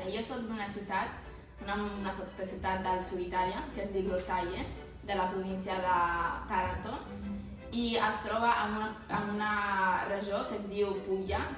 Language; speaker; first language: Catalan; non-native, fluent; Italian